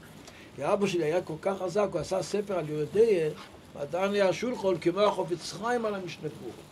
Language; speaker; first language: Hebrew; non-native, local second language; Yiddish